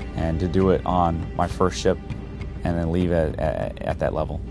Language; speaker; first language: English; native; English